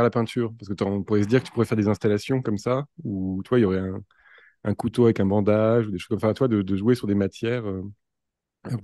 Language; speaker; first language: French; native; French